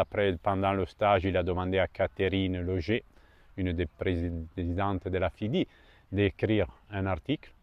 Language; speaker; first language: French; non-native, fluent; Italian